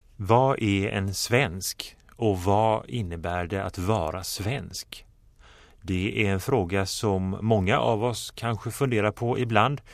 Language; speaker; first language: Swedish; native; Swedish